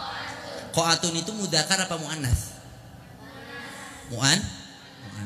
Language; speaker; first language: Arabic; non-native, fluent; Indonesian